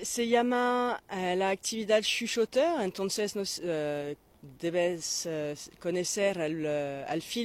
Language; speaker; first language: Spanish; non-native, fluent; French